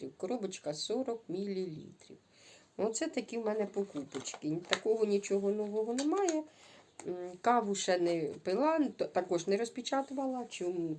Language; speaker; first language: Ukrainian; non-native, local second language; Russian